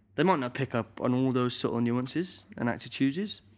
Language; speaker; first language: English; native; English